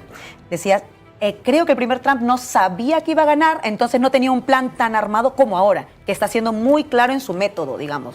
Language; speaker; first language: Spanish; native; Spanish